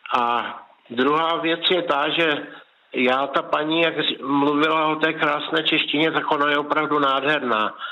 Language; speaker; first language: Czech; native; Czech